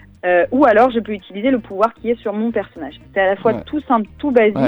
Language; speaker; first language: French; native; French